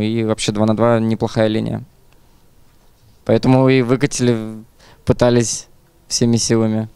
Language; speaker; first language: Russian; native; Russian